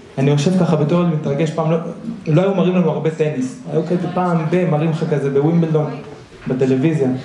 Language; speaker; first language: Hebrew; early bilingual, other home language; Spanish